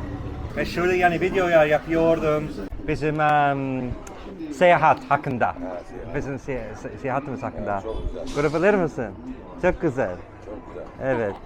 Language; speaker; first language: Turkish; non-native, learner; English